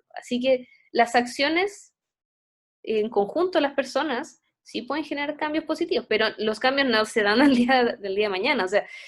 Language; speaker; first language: Spanish; native; Spanish